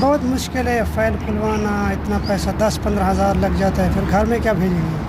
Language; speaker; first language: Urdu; non-native, local second language; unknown